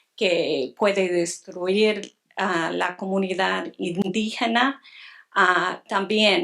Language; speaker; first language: Spanish; non-native, learner; English